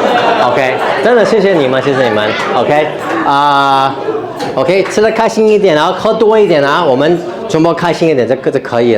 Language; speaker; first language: Chinese; early bilingual, heritage; Cantonese